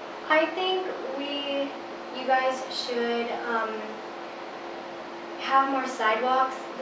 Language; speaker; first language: English; early bilingual, other home language; Portuguese